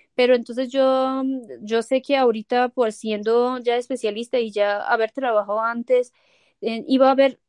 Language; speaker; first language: Spanish; non-native, fluent; Persian